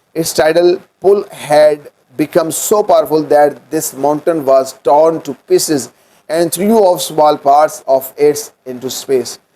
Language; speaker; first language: English; non-native, local second language; Urdu